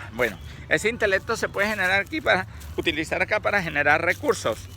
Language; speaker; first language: Spanish; native; Spanish